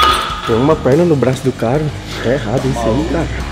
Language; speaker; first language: Portuguese; native; Portuguese